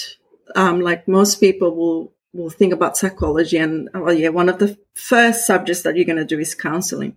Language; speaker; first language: English; non-native, fluent; Spanish